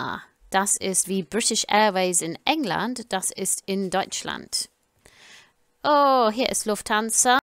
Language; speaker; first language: German; non-native, fluent; English